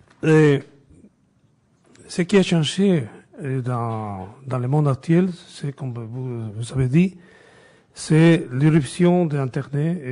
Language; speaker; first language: French; non-native, fluent; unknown